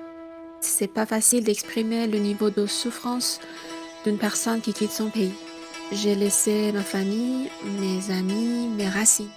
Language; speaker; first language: French; non-native, fluent; Persian